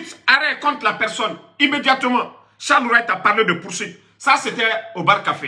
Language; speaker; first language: French; non-native, local second language; Susu